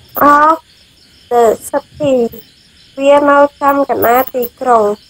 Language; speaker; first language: English; non-native, learner; Khmer